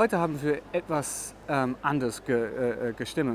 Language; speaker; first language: German; non-native, learner; English